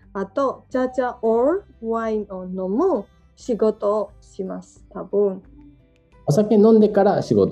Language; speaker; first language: Japanese; non-native, learner; Georgian